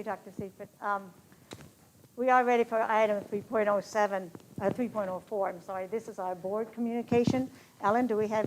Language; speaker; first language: English; native; English